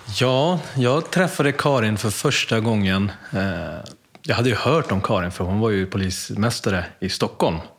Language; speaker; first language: Swedish; early bilingual, other home language; Spanish